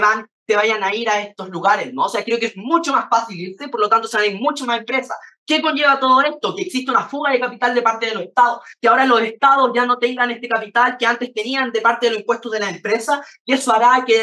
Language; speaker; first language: Spanish; native; Spanish